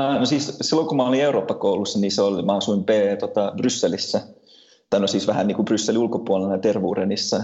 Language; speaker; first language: Finnish; early bilingual, heritage; Finnish